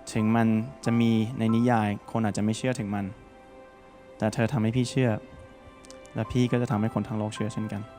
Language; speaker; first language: Thai; non-native, fluent; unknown